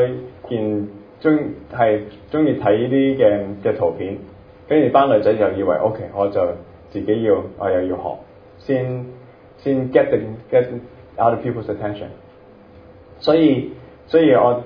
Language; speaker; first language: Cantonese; early bilingual, other home language; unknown